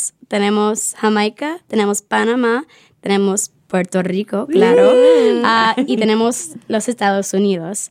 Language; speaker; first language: Spanish; early bilingual, heritage; Spanish